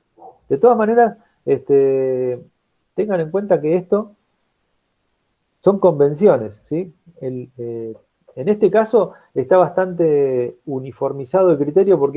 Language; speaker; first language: Spanish; native; Spanish